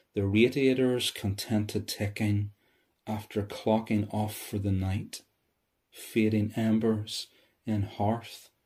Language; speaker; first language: English; native; English